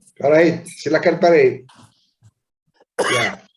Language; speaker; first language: Indonesian; native; Indonesian